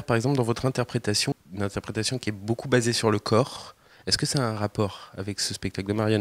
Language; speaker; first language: French; native; French